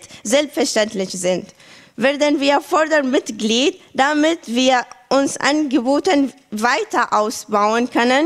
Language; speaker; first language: German; non-native, learner; Arabic